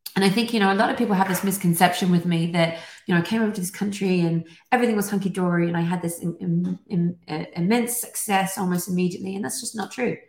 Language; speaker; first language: English; native; English